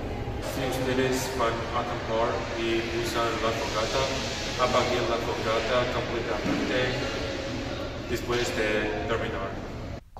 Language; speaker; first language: Spanish; non-native, learner; English